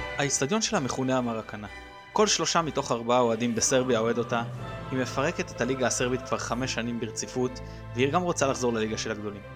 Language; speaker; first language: Hebrew; native; Hebrew